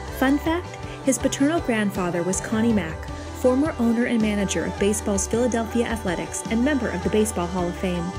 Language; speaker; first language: English; native; English